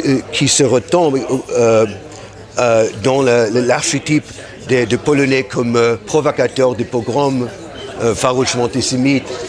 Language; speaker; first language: French; non-native, fluent; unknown